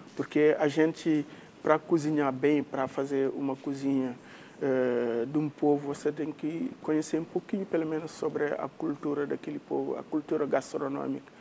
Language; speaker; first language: Portuguese; non-native, fluent; Wolof